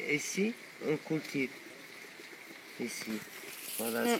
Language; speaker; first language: French; non-native, local second language; Arabic